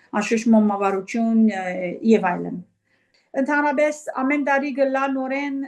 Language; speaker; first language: Armenian; early bilingual, heritage; Armenian